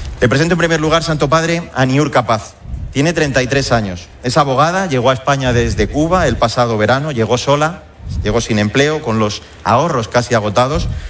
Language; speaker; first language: Spanish; native; Spanish